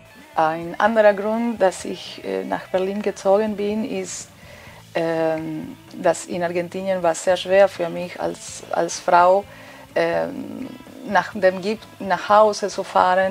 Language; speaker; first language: German; non-native, fluent; Spanish